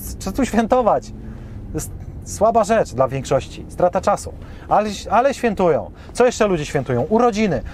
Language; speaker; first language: Polish; native; Polish